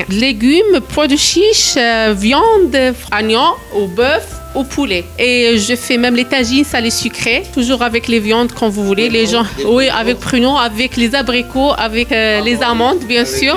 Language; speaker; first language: French; non-native, local second language; Arabic